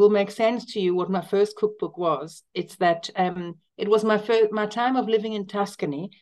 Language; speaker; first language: English; native; English